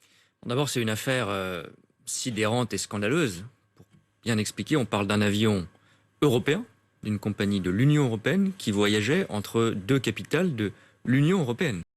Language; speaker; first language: French; native; French